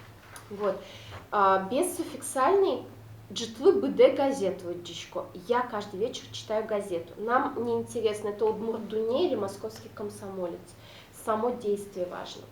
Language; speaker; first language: Russian; non-native, local second language; Udmurt